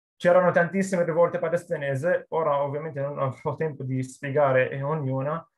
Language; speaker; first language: Italian; non-native, fluent; Arabic